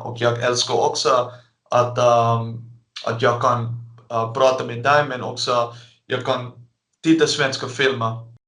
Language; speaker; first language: Swedish; non-native, learner; Dutch